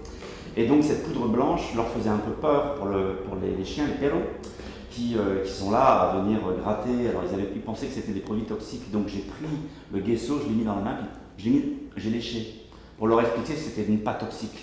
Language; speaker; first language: French; native; French